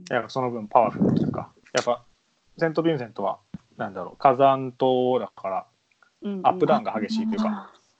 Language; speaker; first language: Japanese; native; Japanese